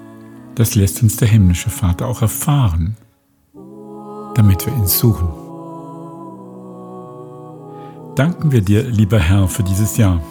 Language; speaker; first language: German; native; German